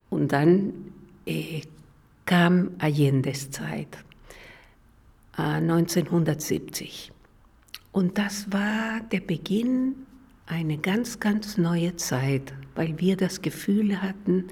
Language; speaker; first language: German; non-native, fluent; Spanish